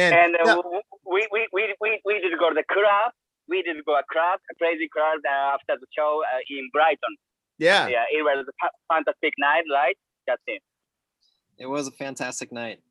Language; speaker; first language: English; non-native, learner; Japanese